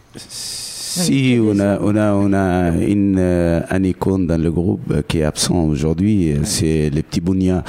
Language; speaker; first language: French; non-native, fluent; Arabic